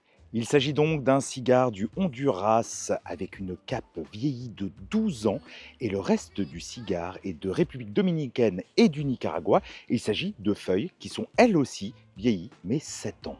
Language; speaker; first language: French; native; French